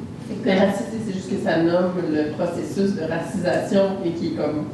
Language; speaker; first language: French; native; French